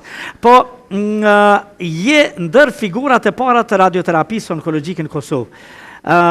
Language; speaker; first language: Albanian; native; Albanian